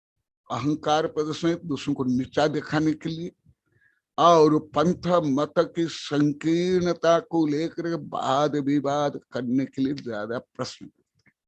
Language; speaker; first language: Hindi; native; Hindi